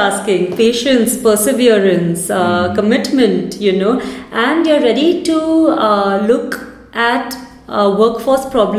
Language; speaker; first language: English; non-native, local second language; Hindi